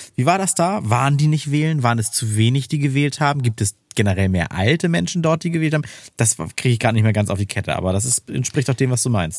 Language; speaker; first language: German; native; German